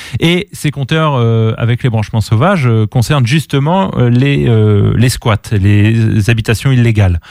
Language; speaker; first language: French; native; French